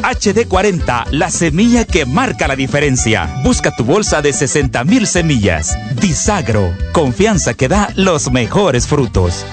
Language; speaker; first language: Spanish; native; Spanish